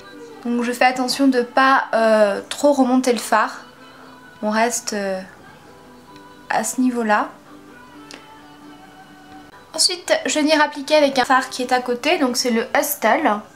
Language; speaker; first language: French; native; French